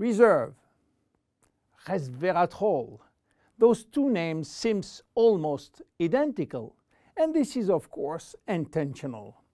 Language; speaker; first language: English; non-native, fluent; French